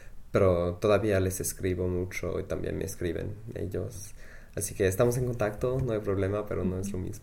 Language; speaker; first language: Spanish; non-native, fluent; English